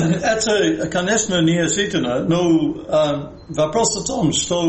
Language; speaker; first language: Russian; non-native, fluent; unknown